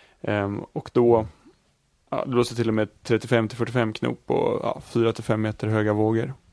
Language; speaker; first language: Swedish; native; Swedish